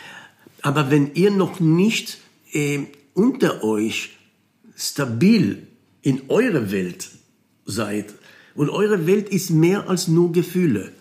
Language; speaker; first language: German; non-native, fluent; Hebrew